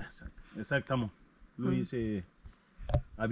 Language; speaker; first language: French; non-native, learner; Spanish